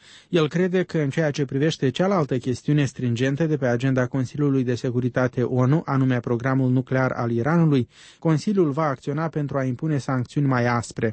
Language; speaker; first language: Romanian; native; Romanian